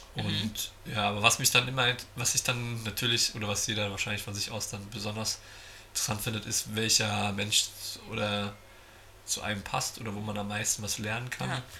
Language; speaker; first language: German; native; German